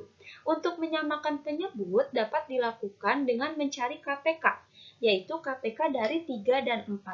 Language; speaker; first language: Indonesian; native; Indonesian